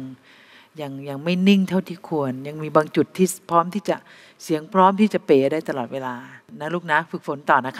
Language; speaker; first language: Thai; native; Thai